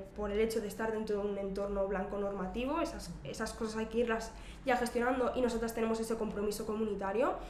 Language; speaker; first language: Spanish; native; Spanish